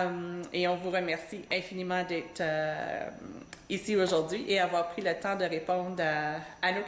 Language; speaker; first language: French; native; French